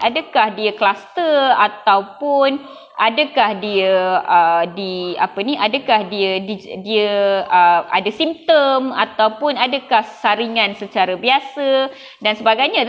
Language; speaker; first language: Malay; non-native, local second language; Tamil